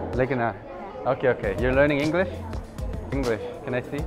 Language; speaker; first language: English; non-native, learner; Korean